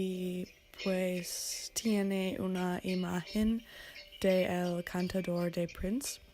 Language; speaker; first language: Spanish; non-native, learner; English